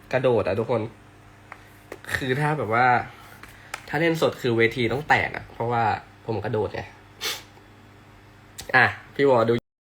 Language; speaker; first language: Thai; native; Thai